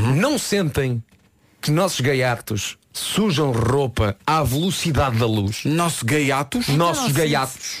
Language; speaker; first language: Portuguese; native; Portuguese